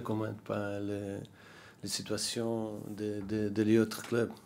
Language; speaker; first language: French; non-native, learner; Portuguese